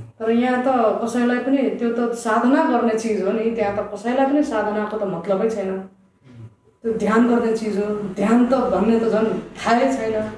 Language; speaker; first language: Nepali; non-native, local second language; Limbu